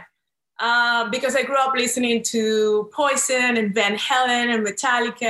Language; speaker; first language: English; non-native, fluent; Spanish